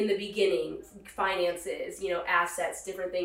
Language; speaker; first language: English; native; English